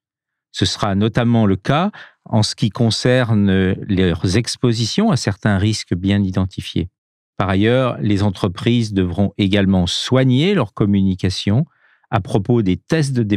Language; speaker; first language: French; native; French